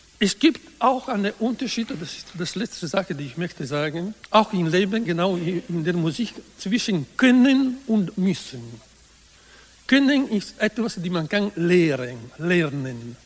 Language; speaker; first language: German; non-native, learner; Italian